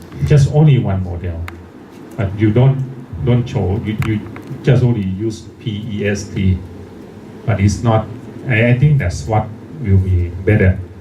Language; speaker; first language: English; non-native, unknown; Thai